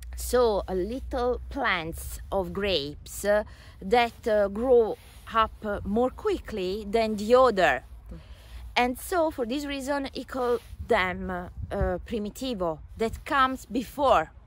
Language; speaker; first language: English; non-native, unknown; Italian